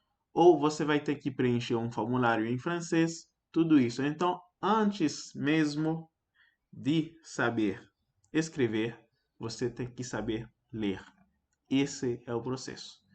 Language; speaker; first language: Portuguese; non-native, fluent; French